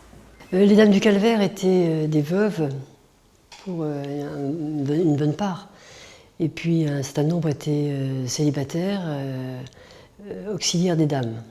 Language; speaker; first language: French; native; French